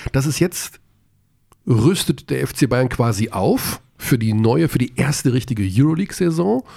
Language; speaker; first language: German; native; German